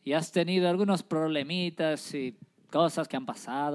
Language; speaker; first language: Spanish; native; Spanish